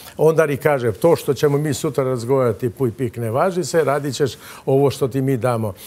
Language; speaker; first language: Bosnian; non-native, local second language; Albanian